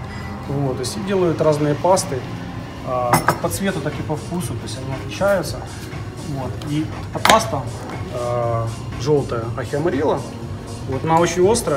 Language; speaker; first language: Russian; native; Russian